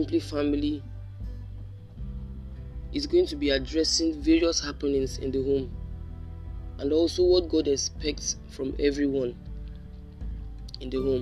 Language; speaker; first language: English; non-native, local second language; Yoruba